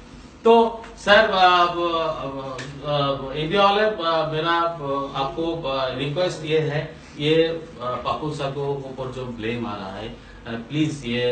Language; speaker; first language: Hindi; non-native, local second language; Bangla